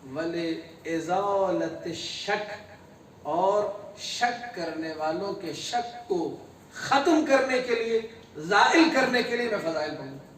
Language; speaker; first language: Urdu; native; Urdu